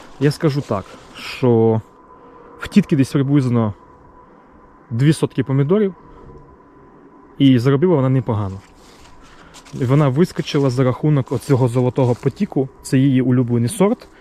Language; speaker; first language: Ukrainian; native; Ukrainian